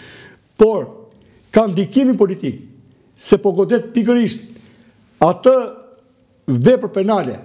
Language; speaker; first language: Albanian; native; Albanian